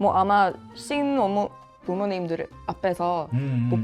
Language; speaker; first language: Korean; non-native, fluent; Swedish